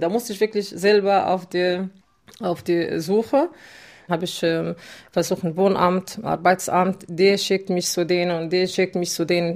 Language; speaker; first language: German; non-native, fluent; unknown